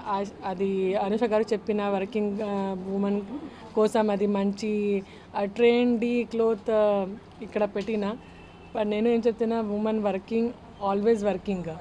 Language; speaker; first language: Telugu; non-native, local second language; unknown